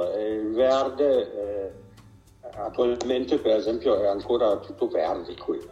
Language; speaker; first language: Italian; non-native, fluent; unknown